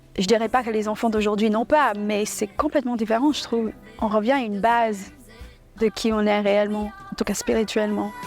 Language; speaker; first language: French; early bilingual, other home language; English